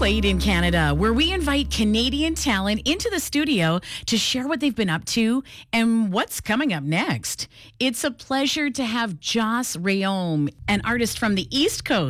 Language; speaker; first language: English; native; English